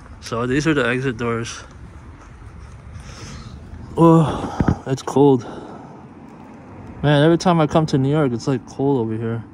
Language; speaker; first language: English; native; English